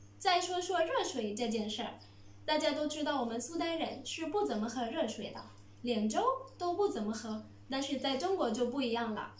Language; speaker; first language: Chinese; non-native, fluent; Arabic